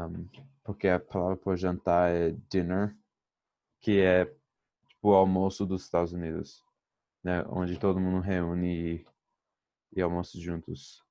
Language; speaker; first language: Portuguese; non-native, fluent; English